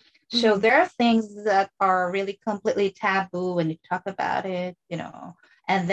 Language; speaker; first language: English; non-native, local second language; Iloko